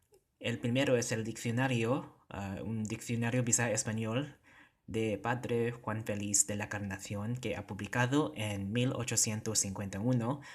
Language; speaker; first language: Spanish; non-native, learner; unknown